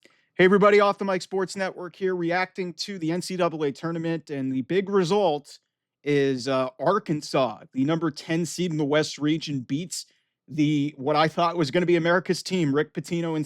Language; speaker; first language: English; native; English